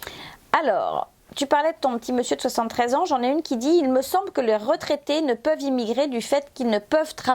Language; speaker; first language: French; native; French